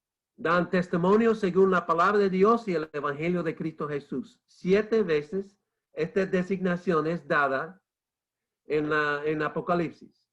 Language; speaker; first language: Spanish; non-native, fluent; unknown